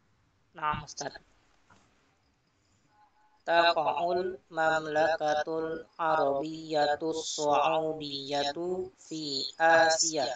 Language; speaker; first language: Arabic; non-native, learner; Indonesian